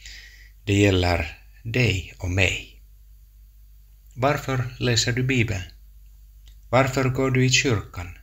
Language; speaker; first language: Swedish; non-native, local second language; Finnish